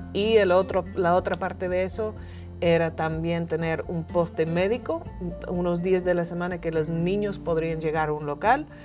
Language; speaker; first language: Spanish; non-native, fluent; English